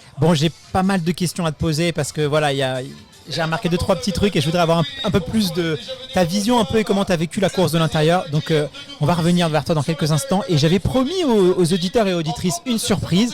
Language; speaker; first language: French; native; French